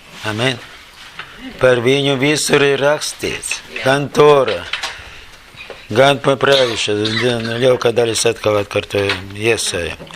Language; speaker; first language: Latvian; non-native, learner; Russian